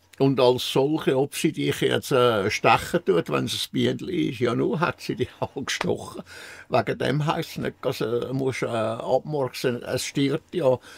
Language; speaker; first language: German; native; German